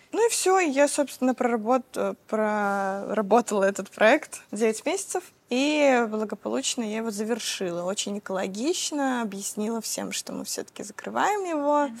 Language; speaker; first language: Russian; native; Russian